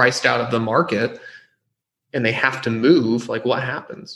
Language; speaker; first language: English; native; English